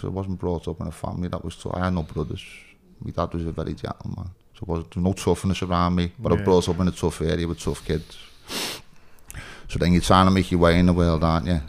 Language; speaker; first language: English; native; English